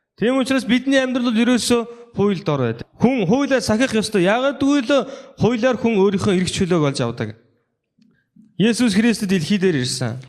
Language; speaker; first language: Mongolian; non-native, fluent; Korean